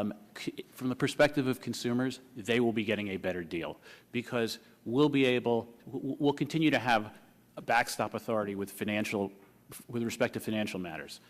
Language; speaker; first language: English; native; English